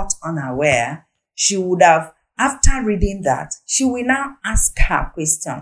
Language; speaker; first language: English; non-native, local second language; Igbo